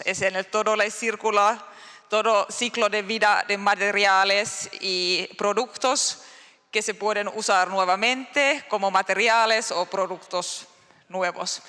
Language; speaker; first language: Spanish; non-native, learner; Finnish